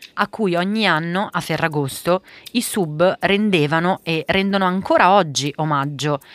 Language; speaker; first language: Italian; early bilingual, other home language; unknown